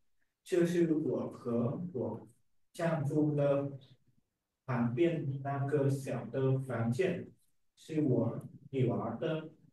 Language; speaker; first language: Chinese; non-native, learner; Vietnamese